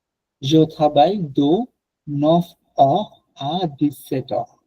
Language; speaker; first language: French; non-native, fluent; Bangla